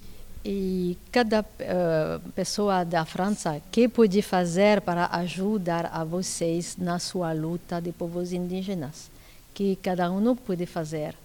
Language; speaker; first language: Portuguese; non-native, learner; French